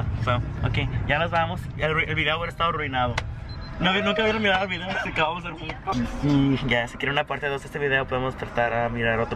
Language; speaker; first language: Spanish; native; Spanish